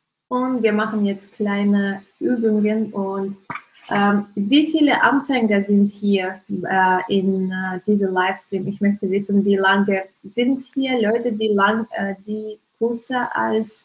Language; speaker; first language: German; non-native, learner; Russian